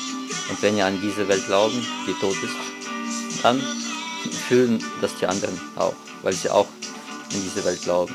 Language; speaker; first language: German; non-native, fluent; Russian